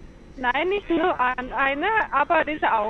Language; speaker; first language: German; non-native, learner; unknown